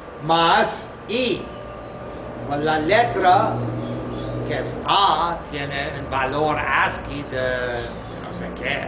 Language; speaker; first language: Spanish; non-native, fluent; English